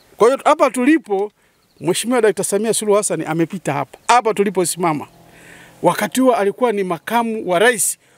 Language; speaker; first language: Swahili; native; Swahili